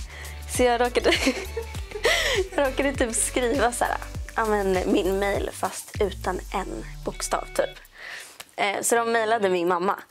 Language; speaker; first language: Swedish; native; Swedish